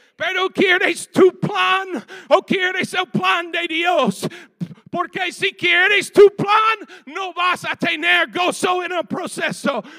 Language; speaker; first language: Spanish; non-native, fluent; English